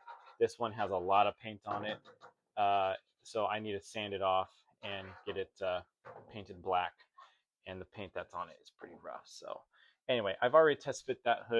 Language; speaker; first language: English; native; English